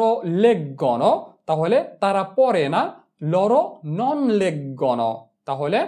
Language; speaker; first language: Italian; non-native, fluent; Bangla